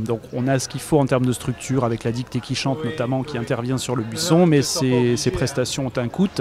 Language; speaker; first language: French; native; French